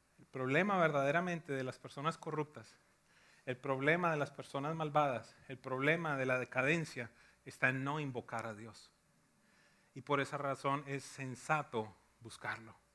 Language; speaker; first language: Spanish; native; Spanish